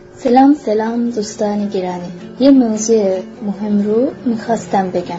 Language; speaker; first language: Persian; non-native, fluent; Turkish